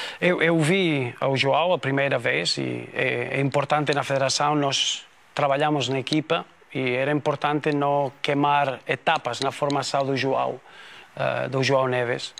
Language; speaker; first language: Portuguese; non-native, fluent; Spanish